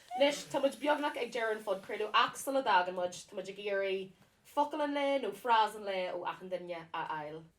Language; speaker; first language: Irish; non-native, local second language; English